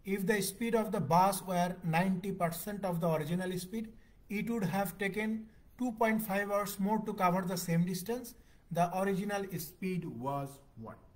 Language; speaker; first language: English; non-native, local second language; Bangla